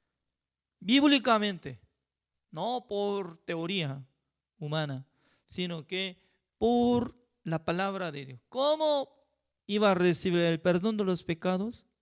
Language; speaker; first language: Spanish; non-native, fluent; Korean